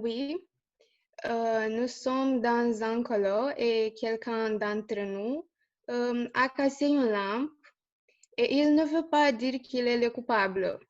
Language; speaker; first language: French; non-native, learner; Romanian